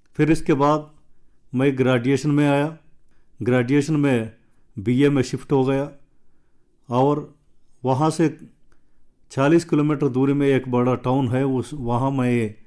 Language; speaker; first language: Hindi; non-native, local second language; Telugu